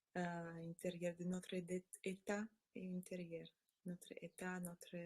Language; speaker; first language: French; non-native, learner; Russian